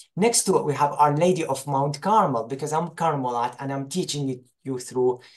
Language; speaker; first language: English; non-native, fluent; Arabic